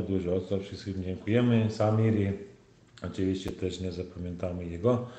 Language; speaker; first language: Polish; non-native, learner; Turkmen